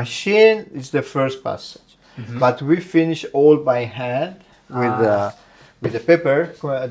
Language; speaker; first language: English; non-native, learner; Italian